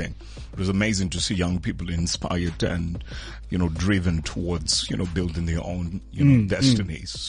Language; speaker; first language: English; non-native, local second language; Tswana